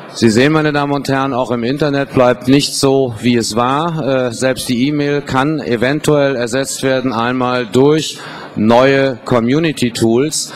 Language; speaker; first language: German; native; German